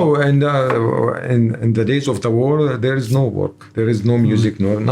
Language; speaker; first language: English; non-native, learner; Arabic